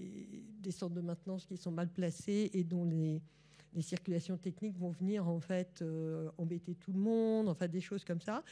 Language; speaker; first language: French; native; French